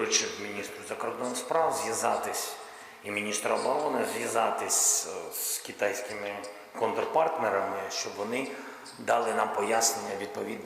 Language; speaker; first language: Ukrainian; non-native, local second language; Russian